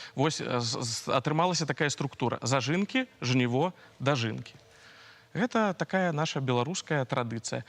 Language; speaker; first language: Belarusian; native; Belarusian